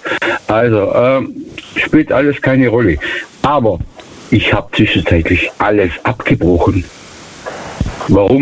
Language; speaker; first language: German; native; German